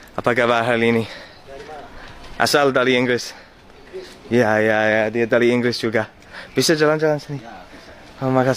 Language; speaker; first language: Indonesian; non-native, learner; English